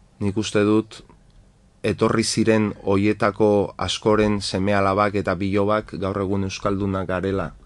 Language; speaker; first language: Basque; non-native, local second language; Spanish